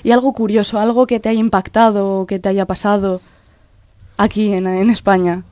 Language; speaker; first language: Spanish; native; Spanish